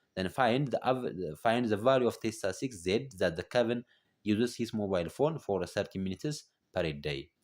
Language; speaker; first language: English; non-native, local second language; Amharic